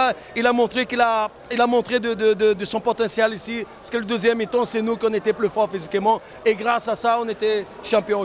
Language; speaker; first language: French; non-native, fluent; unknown